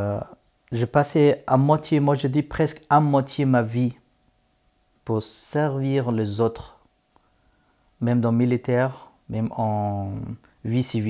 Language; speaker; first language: French; non-native, fluent; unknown